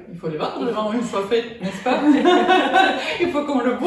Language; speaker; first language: French; non-native, fluent; Russian